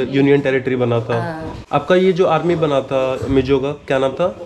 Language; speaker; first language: Hindi; native; Hindi